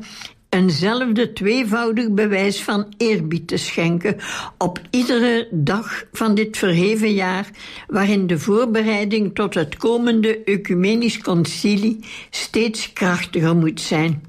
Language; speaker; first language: Dutch; native; Dutch